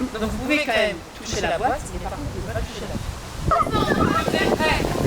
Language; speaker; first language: French; native; French